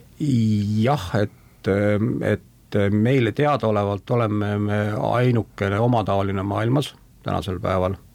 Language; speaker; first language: Estonian; native; Estonian